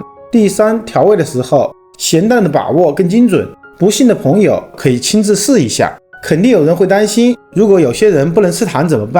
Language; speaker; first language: Chinese; native; Chinese